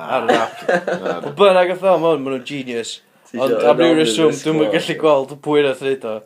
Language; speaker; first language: Welsh; native; Welsh